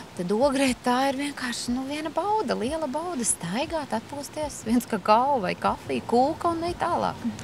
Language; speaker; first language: Latvian; native; Latvian